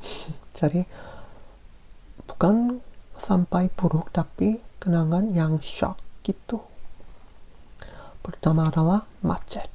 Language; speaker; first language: Indonesian; non-native, fluent; Korean